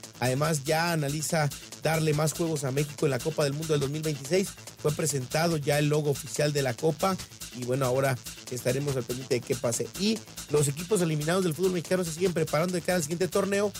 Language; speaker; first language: Spanish; native; Spanish